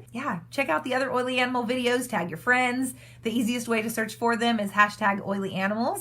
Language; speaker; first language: English; native; English